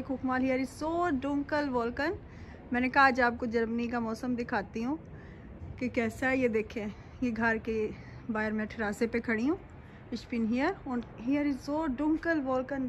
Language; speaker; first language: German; non-native, learner; Urdu